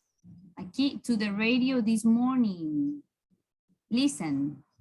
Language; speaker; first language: English; non-native, fluent; Spanish